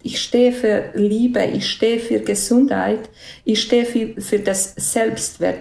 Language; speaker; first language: German; non-native, fluent; Bosnian